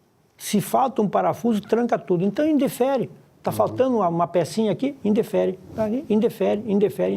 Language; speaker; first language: Portuguese; native; Portuguese